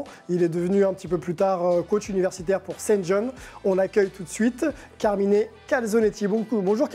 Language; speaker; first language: French; native; French